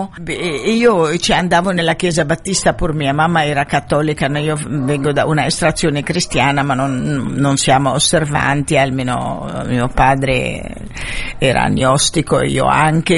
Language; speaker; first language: Italian; non-native, fluent; Arabic